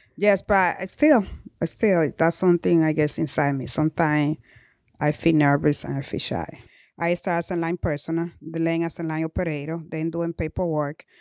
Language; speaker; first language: English; non-native, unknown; Spanish